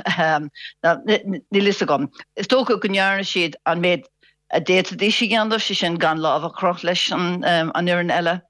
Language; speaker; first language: Irish; non-native, local second language; English